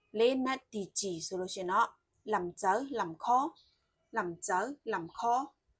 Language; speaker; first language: Burmese; non-native, local second language; Shan